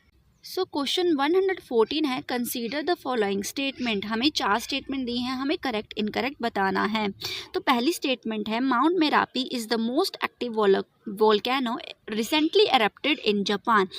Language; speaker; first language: Hindi; native; Hindi